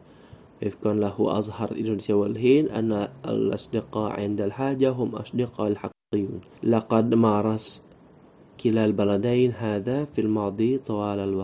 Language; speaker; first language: Arabic; non-native, fluent; Indonesian